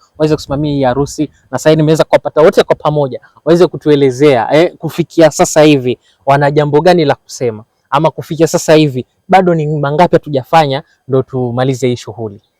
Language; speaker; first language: Swahili; native; Swahili